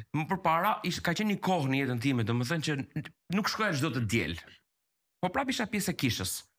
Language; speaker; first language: Albanian; native; Albanian